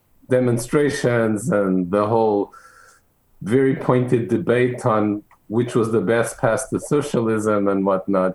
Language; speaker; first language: English; non-native, fluent; Portuguese